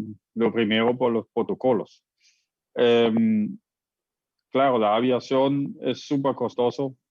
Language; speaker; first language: Spanish; non-native, fluent; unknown